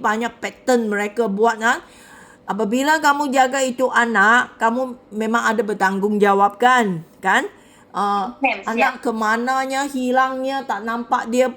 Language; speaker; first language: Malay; non-native, local second language; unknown